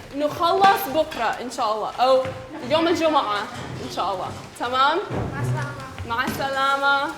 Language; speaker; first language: Arabic; non-native, fluent; English